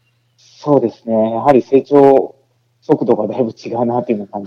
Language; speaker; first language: Japanese; native; Japanese